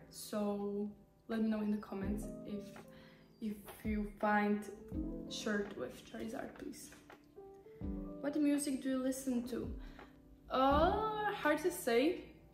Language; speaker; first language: English; non-native, fluent; Slovak